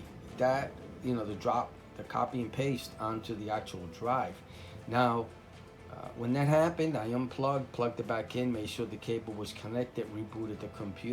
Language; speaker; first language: English; native; English